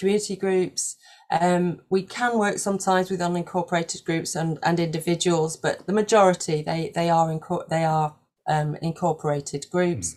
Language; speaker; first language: English; native; English